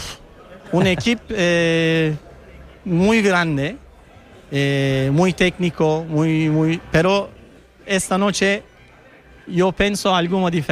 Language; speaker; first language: Spanish; non-native, learner; Turkish